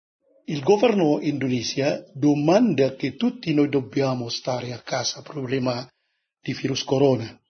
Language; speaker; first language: Italian; non-native, learner; Indonesian